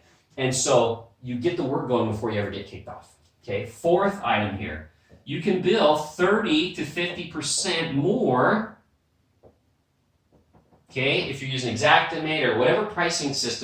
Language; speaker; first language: English; native; English